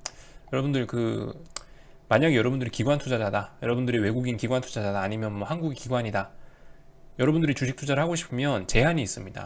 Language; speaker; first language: Korean; native; Korean